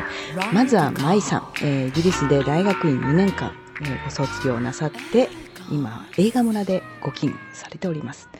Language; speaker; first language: Japanese; native; Japanese